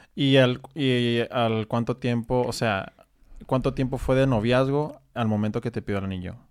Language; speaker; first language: Spanish; native; Spanish